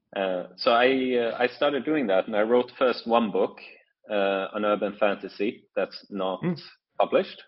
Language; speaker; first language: English; non-native, fluent; Norwegian